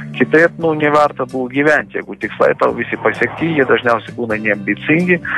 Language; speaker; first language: Lithuanian; early bilingual, heritage; Kazakh